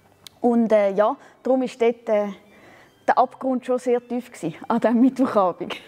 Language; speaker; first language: German; native; German